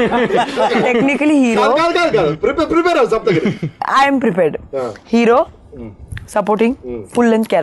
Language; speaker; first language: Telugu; non-native, learner; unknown